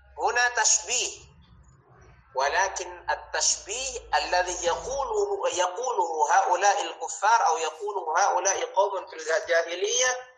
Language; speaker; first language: Arabic; non-native, fluent; Indonesian